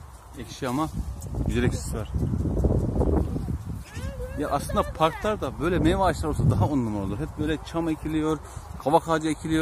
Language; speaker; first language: Turkish; native; Turkish